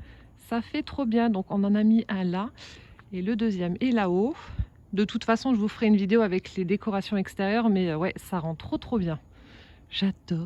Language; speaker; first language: French; native; French